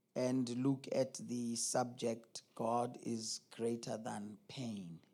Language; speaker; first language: English; non-native, local second language; Zulu